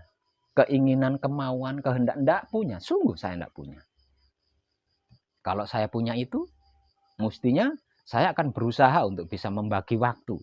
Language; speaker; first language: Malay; non-native, local second language; Javanese